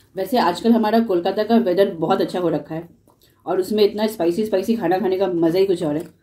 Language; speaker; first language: Hindi; native; Hindi